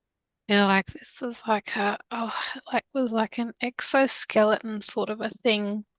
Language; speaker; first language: English; native; English